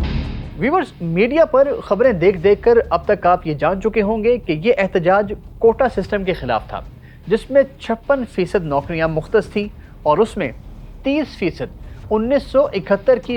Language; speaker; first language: Urdu; native; Urdu